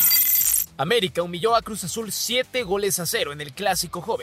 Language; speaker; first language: Spanish; native; Spanish